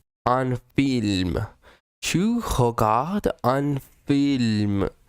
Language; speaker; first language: French; non-native, learner; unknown